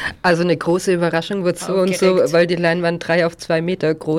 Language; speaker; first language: German; native; German